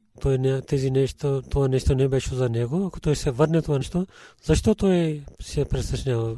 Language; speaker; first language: Bulgarian; non-native, learner; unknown